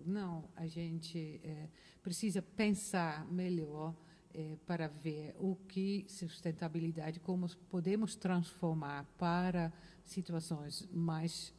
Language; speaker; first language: Portuguese; non-native, fluent; Dutch